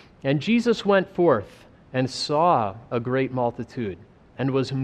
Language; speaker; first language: English; native; English